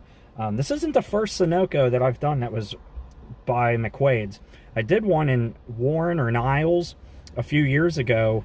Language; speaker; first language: English; native; English